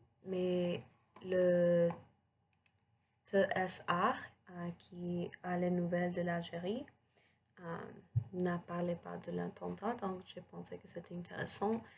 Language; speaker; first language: French; non-native, learner; English